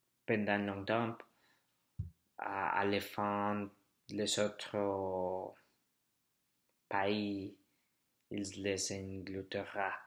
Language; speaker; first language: French; non-native, learner; Spanish